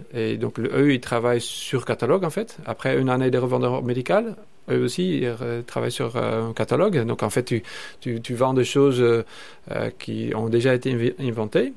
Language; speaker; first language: French; non-native, fluent; Dutch